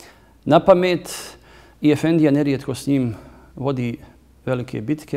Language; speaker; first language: Bosnian; native; Bosnian